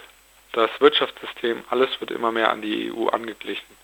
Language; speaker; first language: German; native; German